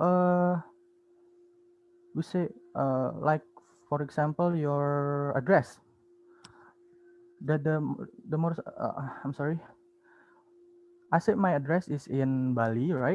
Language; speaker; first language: English; non-native, learner; Indonesian